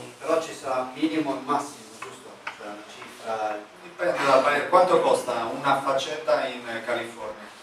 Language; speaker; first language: Italian; native; Italian